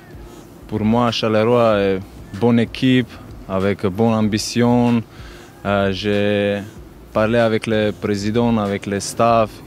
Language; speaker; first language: French; non-native, learner; Macedonian